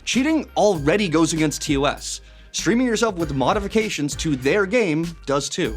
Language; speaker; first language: English; native; English